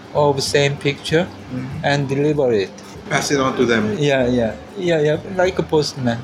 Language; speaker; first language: English; non-native, learner; Korean